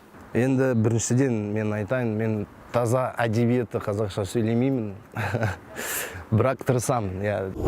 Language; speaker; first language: Kazakh; non-native, local second language; Russian